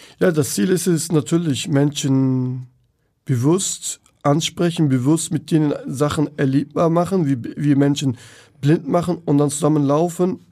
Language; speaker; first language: German; non-native, fluent; Turkish